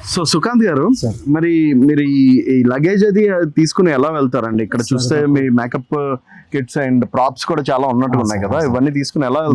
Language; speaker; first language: Telugu; native; Telugu